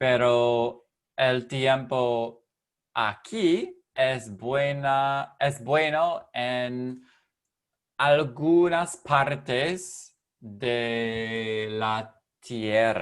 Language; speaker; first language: Spanish; non-native, learner; English